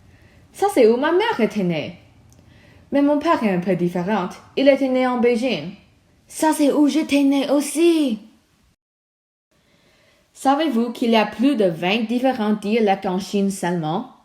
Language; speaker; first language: French; non-native, learner; Chinese